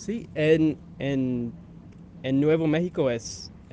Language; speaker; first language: Spanish; non-native, learner; English